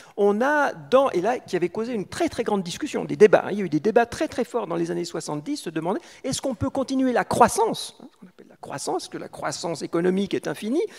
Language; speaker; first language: French; native; French